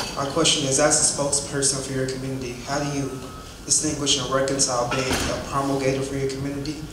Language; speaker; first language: English; native; English